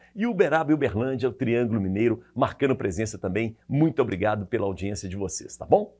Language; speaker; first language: Portuguese; native; Portuguese